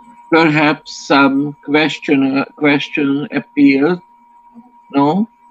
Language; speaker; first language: English; non-native, fluent; Hungarian